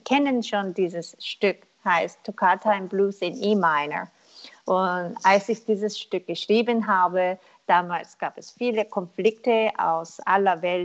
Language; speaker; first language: German; non-native, learner; Korean